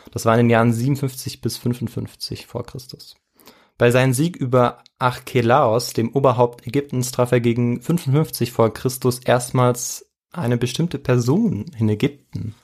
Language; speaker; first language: German; native; German